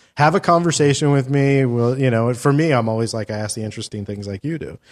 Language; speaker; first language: English; early bilingual, other home language; Spanish